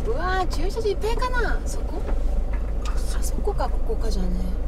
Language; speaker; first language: Japanese; native; Japanese